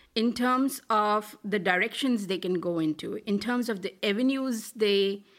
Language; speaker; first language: English; non-native, local second language; Hindi